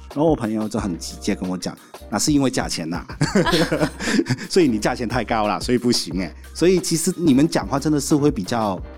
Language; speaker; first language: Chinese; non-native, local second language; Cantonese